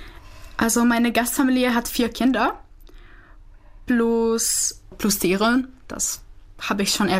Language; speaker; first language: German; non-native, fluent; Czech